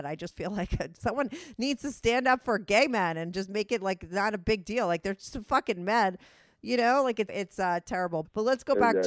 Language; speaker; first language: English; native; English